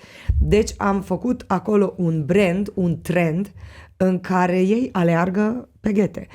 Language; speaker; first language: Romanian; non-native, local second language; Hungarian